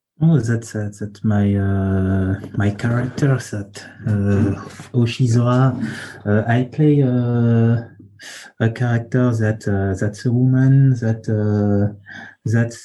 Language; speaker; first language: English; non-native, learner; French